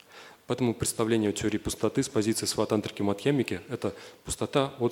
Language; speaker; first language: Russian; native; Russian